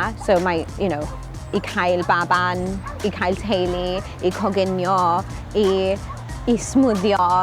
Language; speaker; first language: Welsh; non-native, local second language; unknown